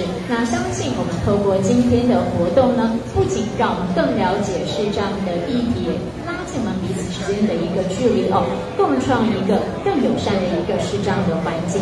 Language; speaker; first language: Chinese; native; Chinese